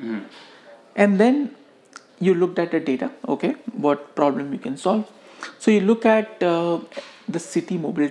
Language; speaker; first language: English; non-native, local second language; Hindi